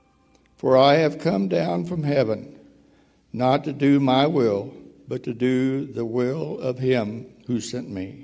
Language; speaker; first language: English; native; English